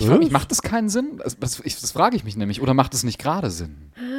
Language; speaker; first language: German; native; German